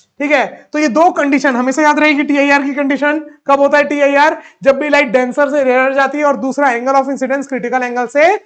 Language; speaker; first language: Hindi; native; Hindi